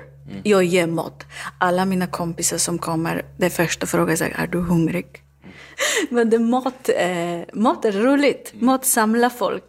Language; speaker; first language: Swedish; non-native, learner; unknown